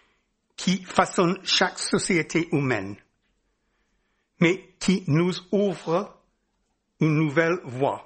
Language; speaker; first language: French; non-native, fluent; English